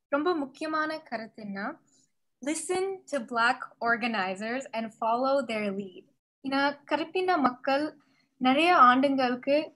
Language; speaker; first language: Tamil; early bilingual, heritage; Tamil